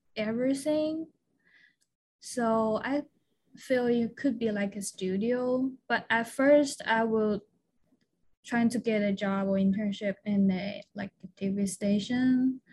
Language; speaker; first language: English; non-native, fluent; Chinese